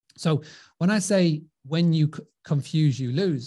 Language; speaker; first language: English; native; English